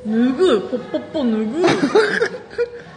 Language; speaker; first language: Korean; non-native, learner; Japanese